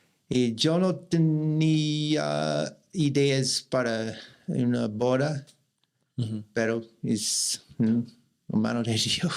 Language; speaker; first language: Spanish; non-native, learner; English